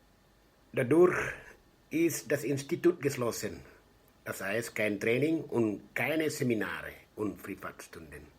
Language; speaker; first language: German; non-native, fluent; Indonesian